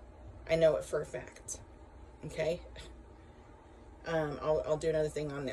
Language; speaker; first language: English; native; English